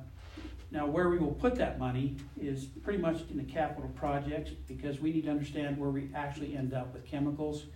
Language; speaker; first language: English; native; English